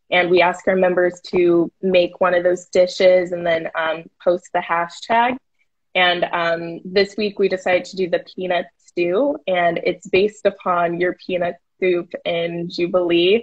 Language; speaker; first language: English; native; English